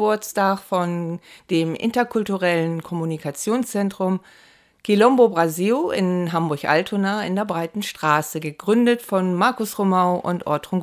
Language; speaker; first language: German; native; German